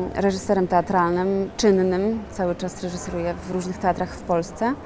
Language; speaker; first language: Polish; native; Polish